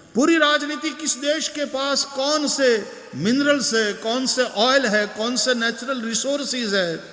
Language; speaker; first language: Hindi; non-native, local second language; Gujarati